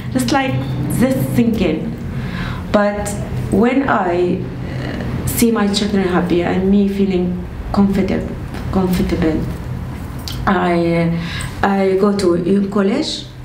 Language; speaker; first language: English; non-native, learner; Arabic